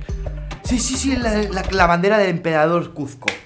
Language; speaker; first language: Spanish; native; Spanish